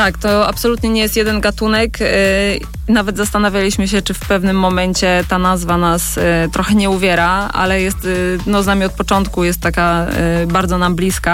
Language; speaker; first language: Polish; native; Polish